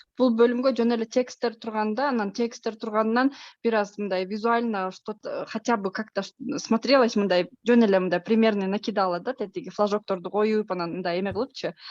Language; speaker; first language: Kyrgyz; native; Kyrgyz